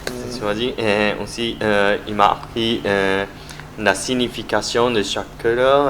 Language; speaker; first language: French; non-native, learner; Japanese